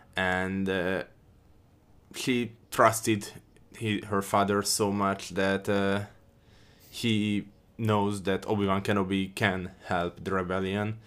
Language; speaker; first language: English; non-native, fluent; Hungarian